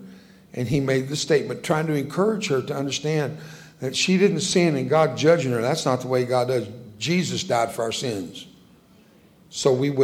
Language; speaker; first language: English; early bilingual, other home language; Spanish